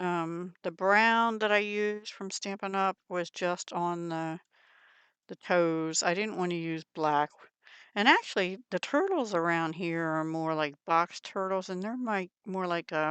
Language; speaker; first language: English; native; English